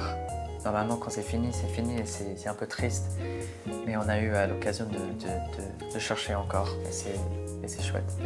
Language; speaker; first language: French; non-native, fluent; English